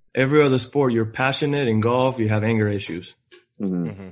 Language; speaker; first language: English; non-native, fluent; Spanish